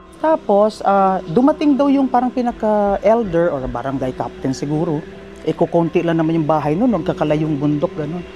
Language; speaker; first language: Filipino; non-native, local second language; Cebuano